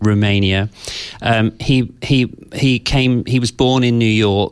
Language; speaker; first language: English; native; English